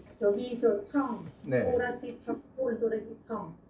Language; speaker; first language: Korean; non-native, fluent; Vietnamese